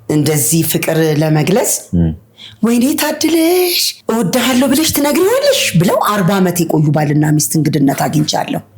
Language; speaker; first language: Amharic; native; Amharic